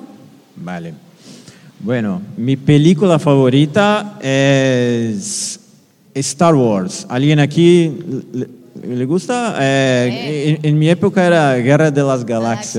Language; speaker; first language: Spanish; non-native, fluent; Portuguese